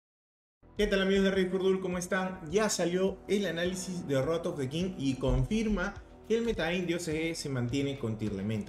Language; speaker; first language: Spanish; native; Spanish